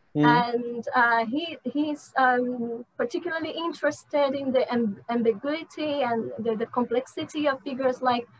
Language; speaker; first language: English; non-native, fluent; Portuguese